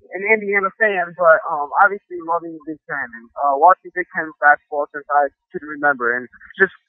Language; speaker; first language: English; native; English